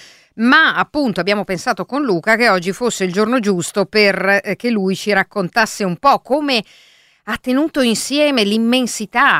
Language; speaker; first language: Italian; native; Italian